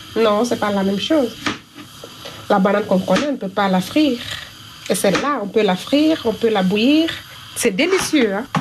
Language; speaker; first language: French; non-native, local second language; Fula